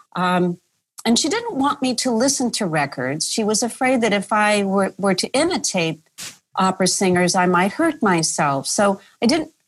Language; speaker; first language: English; native; English